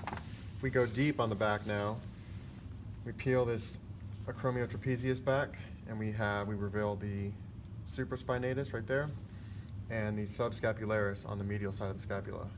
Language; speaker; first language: English; native; English